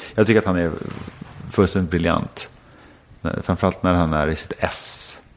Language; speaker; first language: Swedish; native; Swedish